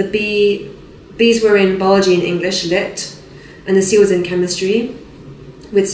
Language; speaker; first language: English; native; English